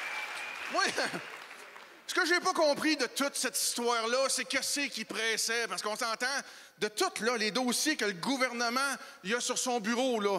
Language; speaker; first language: French; native; French